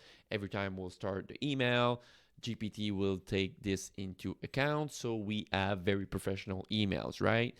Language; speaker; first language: English; non-native, fluent; French